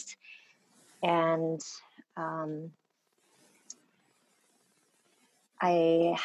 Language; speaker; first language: English; early bilingual, other home language; Korean